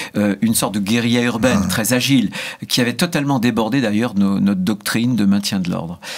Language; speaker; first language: French; native; French